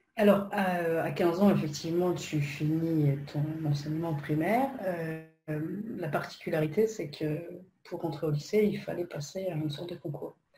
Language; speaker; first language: French; non-native, fluent; Polish